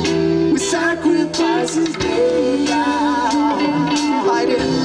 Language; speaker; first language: English; native; English